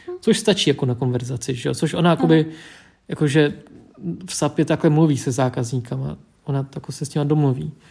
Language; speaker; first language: Czech; early bilingual, other home language; Vietnamese